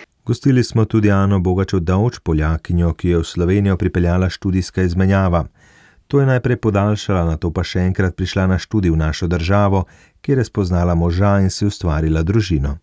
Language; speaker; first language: Slovenian; native; Slovenian